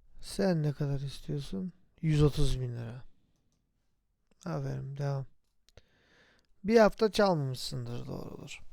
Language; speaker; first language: Turkish; native; Turkish